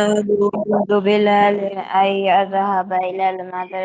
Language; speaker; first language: Arabic; non-native, learner; Bangla